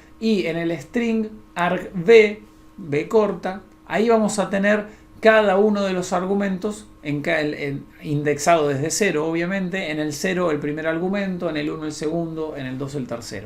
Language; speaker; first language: Spanish; native; Spanish